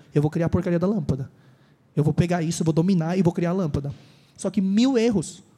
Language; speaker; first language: Portuguese; native; Portuguese